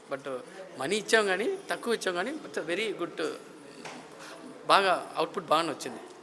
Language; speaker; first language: Telugu; native; Telugu